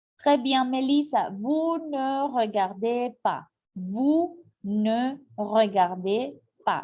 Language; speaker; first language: French; non-native, fluent; Spanish